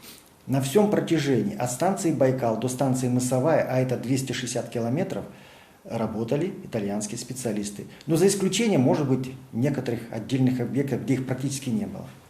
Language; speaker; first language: Russian; native; Russian